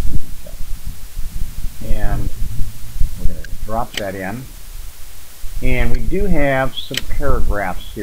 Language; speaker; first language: English; native; English